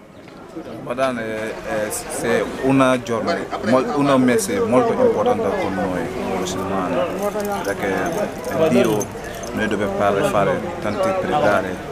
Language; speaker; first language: Italian; non-native, learner; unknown